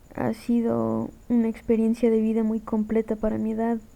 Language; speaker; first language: Spanish; early bilingual, heritage; Spanish